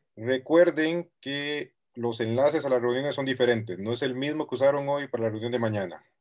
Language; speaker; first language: Spanish; native; Spanish